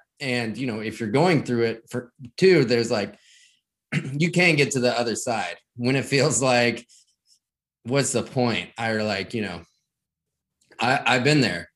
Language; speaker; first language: English; native; English